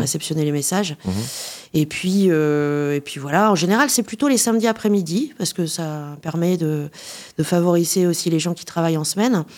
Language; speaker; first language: French; native; French